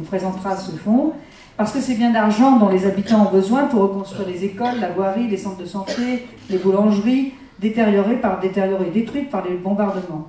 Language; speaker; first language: French; native; French